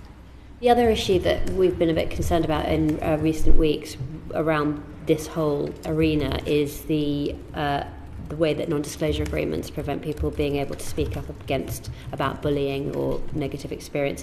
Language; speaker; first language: English; native; English